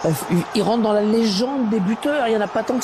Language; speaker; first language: French; native; French